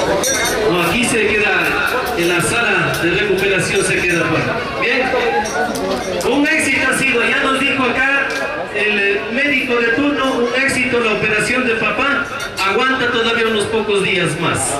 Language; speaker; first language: Spanish; native; Spanish